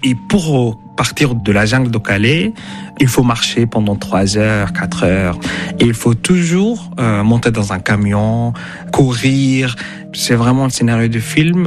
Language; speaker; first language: French; non-native, fluent; Arabic